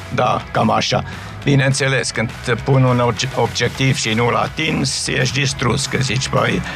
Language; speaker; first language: Romanian; non-native, fluent; German